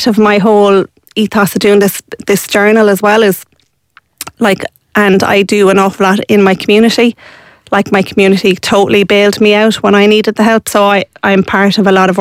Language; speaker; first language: English; native; English